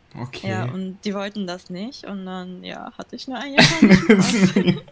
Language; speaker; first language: German; early bilingual, other home language; Japanese